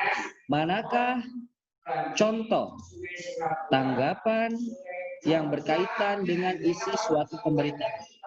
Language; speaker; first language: Indonesian; native; Indonesian